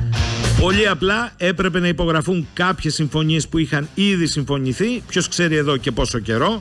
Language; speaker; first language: Greek; native; Greek